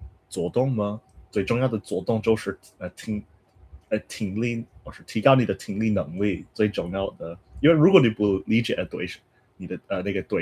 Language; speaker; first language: Chinese; non-native, fluent; English